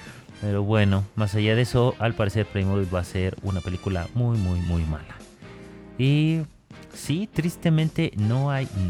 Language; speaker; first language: Spanish; native; Spanish